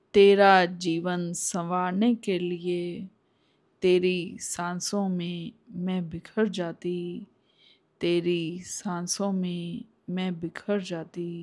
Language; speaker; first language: Hindi; non-native, local second language; Punjabi